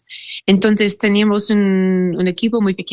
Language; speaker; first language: Spanish; non-native, learner; English